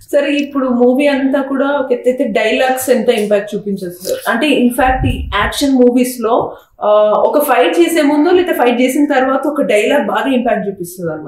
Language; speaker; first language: Telugu; native; Telugu